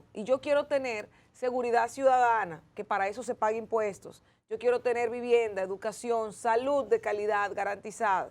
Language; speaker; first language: Spanish; native; Spanish